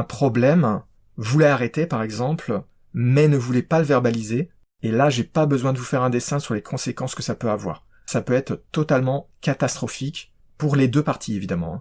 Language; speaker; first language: French; native; French